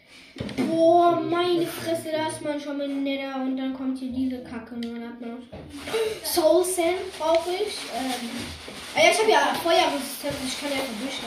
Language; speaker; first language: German; native; German